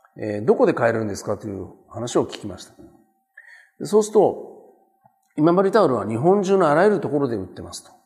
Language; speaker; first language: Japanese; native; Japanese